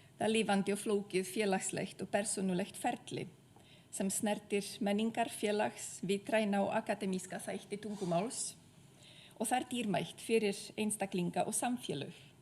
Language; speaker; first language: Icelandic; non-native, fluent; Czech